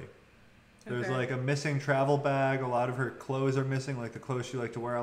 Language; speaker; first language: English; native; English